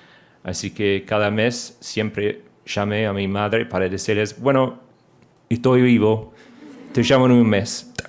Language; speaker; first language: Spanish; non-native, fluent; English